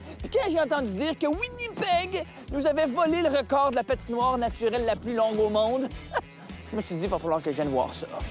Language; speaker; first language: French; native; French